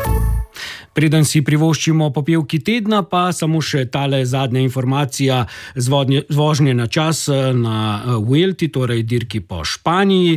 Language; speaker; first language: Slovenian; native; Slovenian